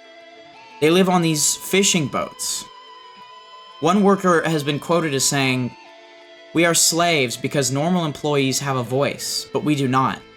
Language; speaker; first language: English; native; English